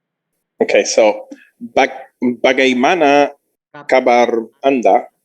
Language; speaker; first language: Indonesian; non-native, learner; English